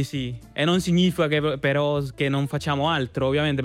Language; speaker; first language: Italian; non-native, fluent; Spanish